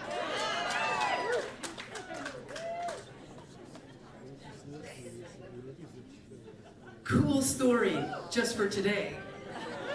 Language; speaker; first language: English; native; English